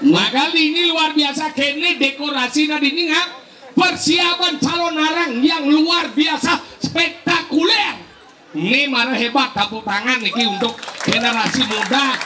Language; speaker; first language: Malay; non-native, local second language; Balinese